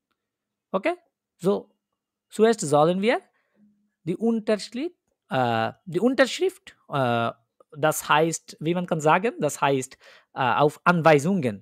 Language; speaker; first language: German; non-native, learner; Bangla